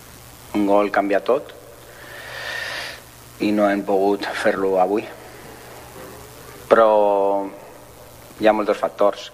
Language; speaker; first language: Catalan; non-native, fluent; Spanish